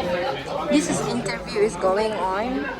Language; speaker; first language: English; non-native, local second language; Malay